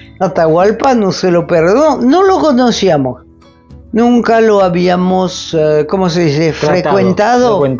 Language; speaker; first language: Spanish; non-native, fluent; French